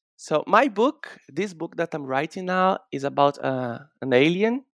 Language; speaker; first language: English; non-native, fluent; Portuguese